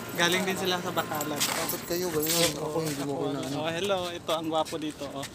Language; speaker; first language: Filipino; non-native, local second language; Cebuano